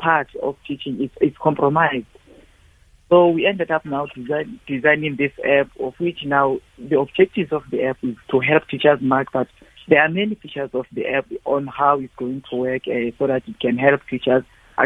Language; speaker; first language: English; non-native, local second language; Xhosa